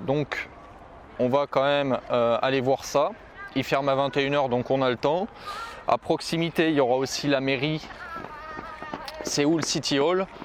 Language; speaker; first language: French; native; French